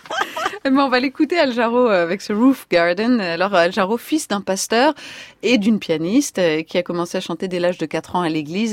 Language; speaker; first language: French; native; French